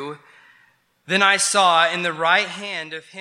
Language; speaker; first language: English; native; English